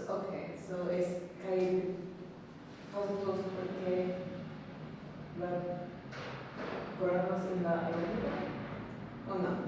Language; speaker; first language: Spanish; non-native, learner; English